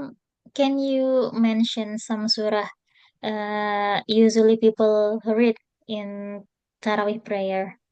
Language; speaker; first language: English; non-native, fluent; Indonesian